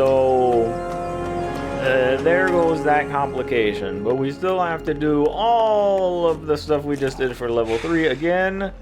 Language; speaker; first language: English; native; English